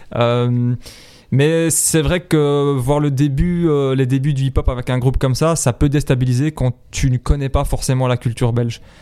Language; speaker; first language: French; native; French